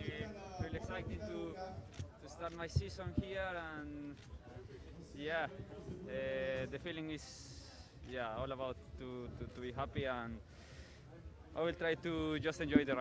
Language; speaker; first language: English; non-native, fluent; Spanish